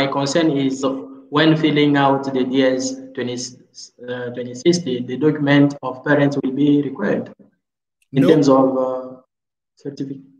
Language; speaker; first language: English; non-native, local second language; Swahili